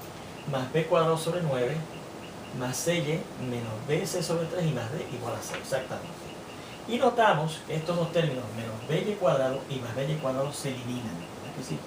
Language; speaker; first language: Spanish; native; Spanish